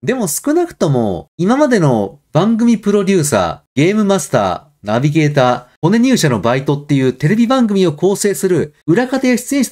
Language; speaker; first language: Japanese; native; Japanese